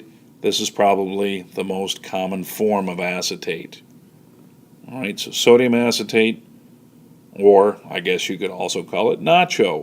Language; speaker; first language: English; native; English